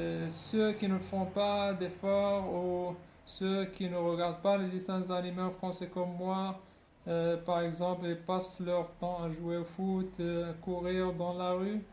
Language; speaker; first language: French; non-native, local second language; Arabic